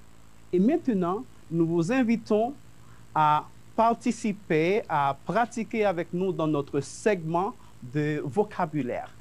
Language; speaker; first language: French; non-native, fluent; Spanish